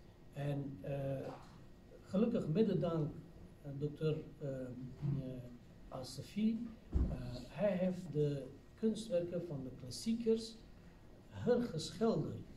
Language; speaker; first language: Dutch; non-native, fluent; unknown